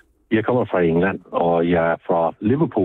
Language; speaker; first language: Danish; non-native, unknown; English